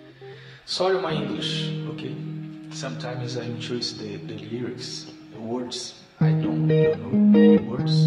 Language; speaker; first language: English; non-native, learner; Portuguese